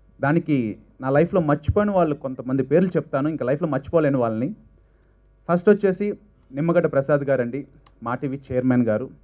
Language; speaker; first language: Telugu; native; Telugu